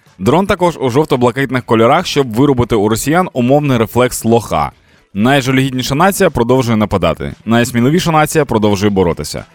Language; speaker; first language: Ukrainian; non-native, local second language; Russian